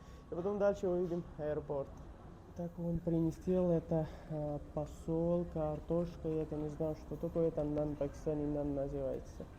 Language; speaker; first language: Russian; non-native, learner; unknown